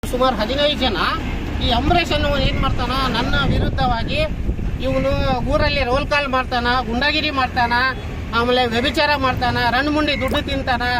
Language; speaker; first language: Kannada; non-native, local second language; Lambadi